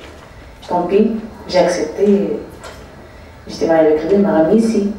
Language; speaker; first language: French; non-native, fluent; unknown